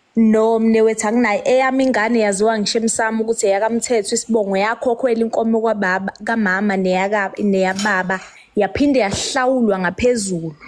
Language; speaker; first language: Zulu; native; Zulu